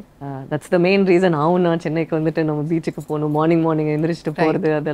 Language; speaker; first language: Tamil; non-native, local second language; Badaga